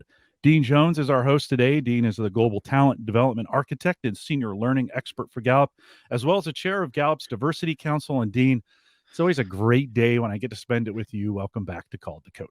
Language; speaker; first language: English; native; English